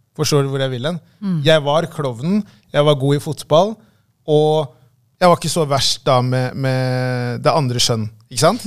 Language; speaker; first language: Norwegian; early bilingual, other home language; Tigrinya